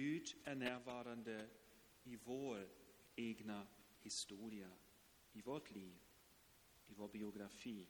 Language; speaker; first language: Swedish; non-native, fluent; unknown